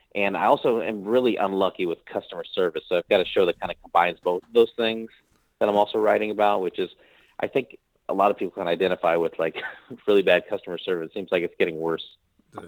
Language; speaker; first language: English; native; English